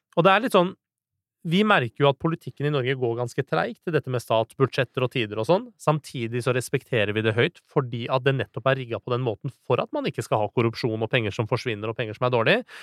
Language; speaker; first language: Norwegian; early bilingual, other home language; Persian